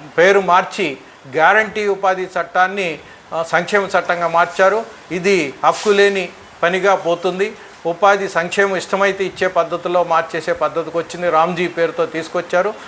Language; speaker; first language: Telugu; native; Telugu